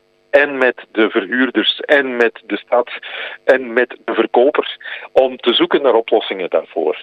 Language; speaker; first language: Dutch; native; Dutch